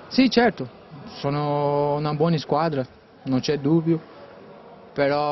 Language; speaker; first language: Italian; non-native, fluent; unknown